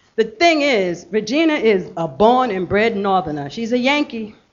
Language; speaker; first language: English; native; English